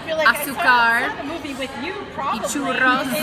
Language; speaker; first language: Spanish; non-native, learner; English